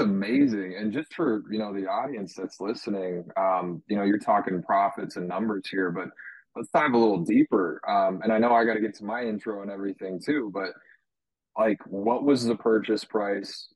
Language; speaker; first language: English; native; English